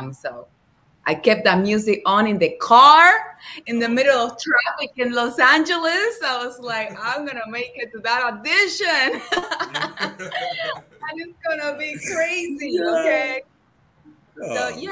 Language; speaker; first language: English; non-native, fluent; Spanish